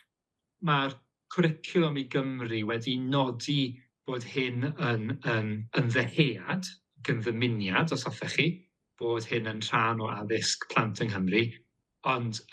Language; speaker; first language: Welsh; native; Welsh